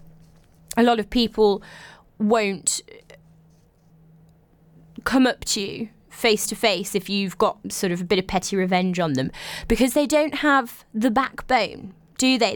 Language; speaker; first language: English; native; English